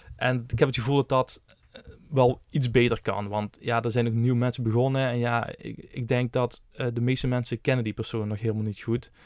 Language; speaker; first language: Dutch; native; Dutch